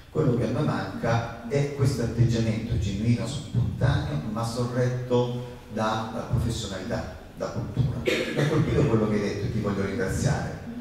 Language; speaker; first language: Italian; native; Italian